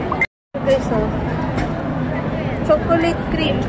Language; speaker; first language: English; non-native, local second language; Filipino